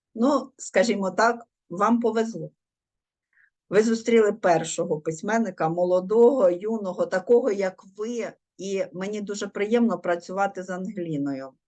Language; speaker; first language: Ukrainian; native; Ukrainian